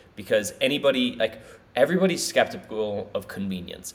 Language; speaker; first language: English; native; English